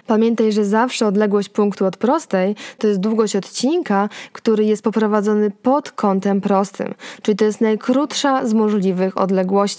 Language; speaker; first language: Polish; native; Polish